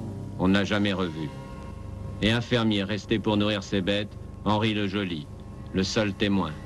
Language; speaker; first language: French; native; French